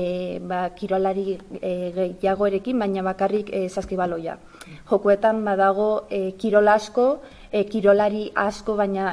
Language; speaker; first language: Basque; non-native, local second language; Spanish